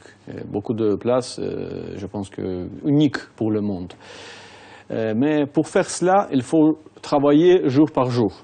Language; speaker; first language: French; non-native, fluent; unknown